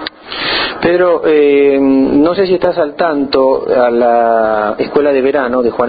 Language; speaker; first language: Spanish; native; Spanish